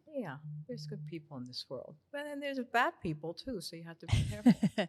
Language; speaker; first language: English; early bilingual, other home language; Spanish